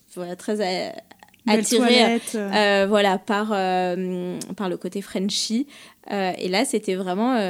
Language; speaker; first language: French; native; French